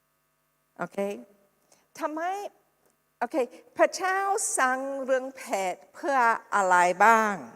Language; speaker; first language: Thai; non-native, fluent; English